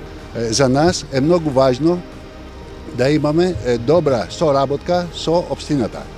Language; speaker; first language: Macedonian; non-native, learner; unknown